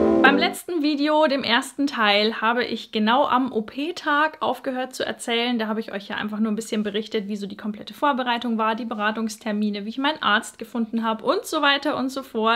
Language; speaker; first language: German; native; German